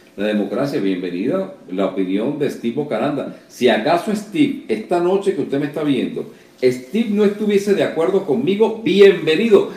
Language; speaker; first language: Spanish; native; Spanish